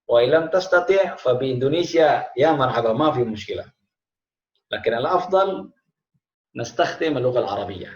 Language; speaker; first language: Arabic; non-native, fluent; Indonesian